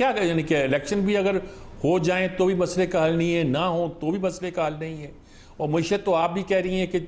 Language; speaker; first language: Urdu; native; Urdu